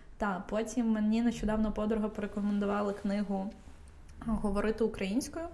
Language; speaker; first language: Ukrainian; non-native, local second language; Russian